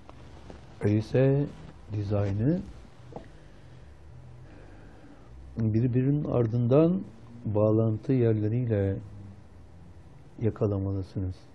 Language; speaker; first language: Turkish; native; Turkish